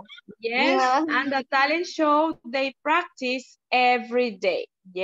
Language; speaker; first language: English; non-native, learner; Spanish